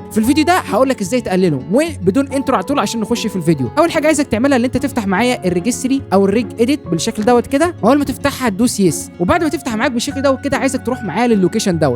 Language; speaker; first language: Arabic; native; Arabic